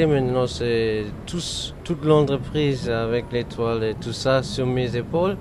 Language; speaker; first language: French; non-native, fluent; German